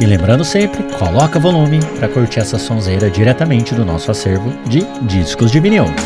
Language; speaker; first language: Portuguese; native; Portuguese